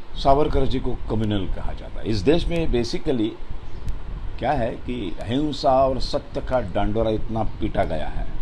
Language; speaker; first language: Hindi; non-native, local second language; Marathi